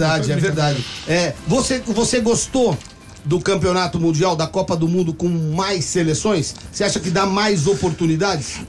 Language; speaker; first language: Portuguese; native; Portuguese